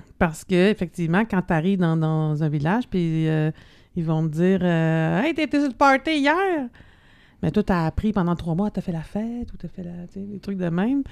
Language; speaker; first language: French; native; French